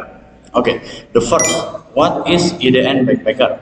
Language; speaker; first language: English; non-native, learner; Indonesian